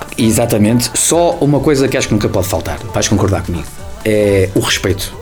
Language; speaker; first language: Portuguese; native; Portuguese